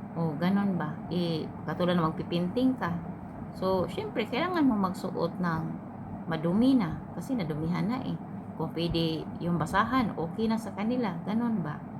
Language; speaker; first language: Filipino; non-native, local second language; Cebuano